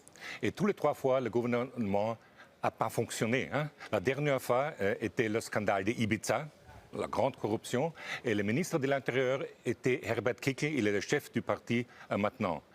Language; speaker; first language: French; non-native, fluent; German